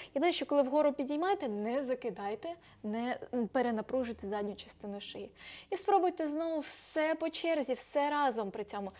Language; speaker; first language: Ukrainian; non-native, local second language; Russian